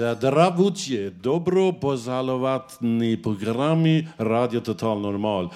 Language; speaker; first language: Swedish; native; Swedish